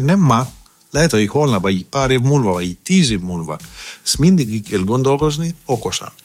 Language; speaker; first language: Hungarian; non-native, fluent; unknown